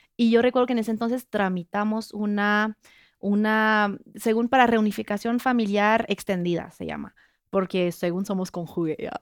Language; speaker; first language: Spanish; non-native, fluent; French